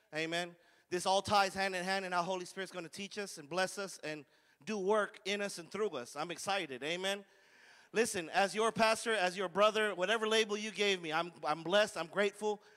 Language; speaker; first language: English; native; English